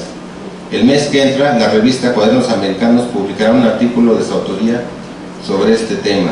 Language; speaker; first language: Spanish; native; Spanish